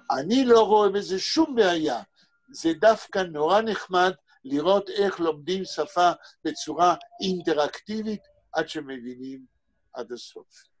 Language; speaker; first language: Hebrew; native; Hebrew